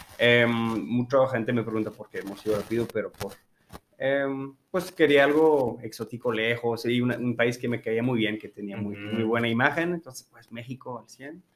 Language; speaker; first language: Spanish; non-native, fluent; French